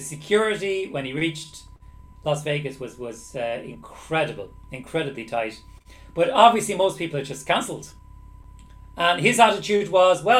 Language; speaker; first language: English; native; English